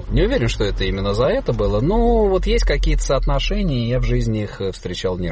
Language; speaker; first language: Russian; native; Russian